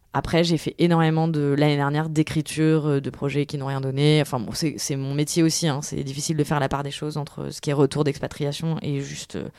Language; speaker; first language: French; native; French